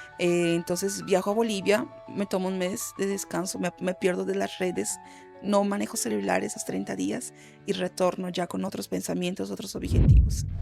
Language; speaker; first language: Spanish; early bilingual, heritage; Spanish